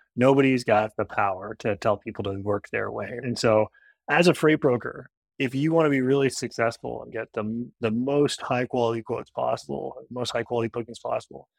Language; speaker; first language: English; native; English